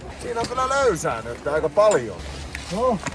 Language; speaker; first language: Finnish; native; Finnish